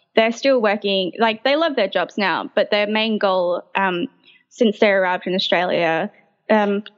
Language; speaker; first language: English; native; English